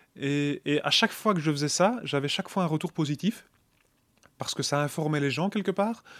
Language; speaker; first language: French; native; French